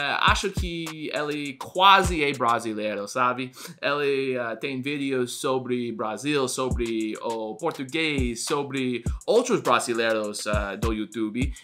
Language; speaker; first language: Portuguese; non-native, learner; English